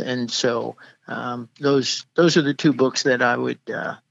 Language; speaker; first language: English; native; English